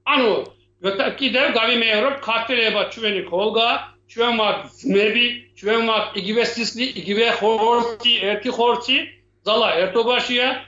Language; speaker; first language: Georgian; non-native, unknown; Turkish